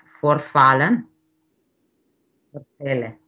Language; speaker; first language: German; non-native, learner; Romanian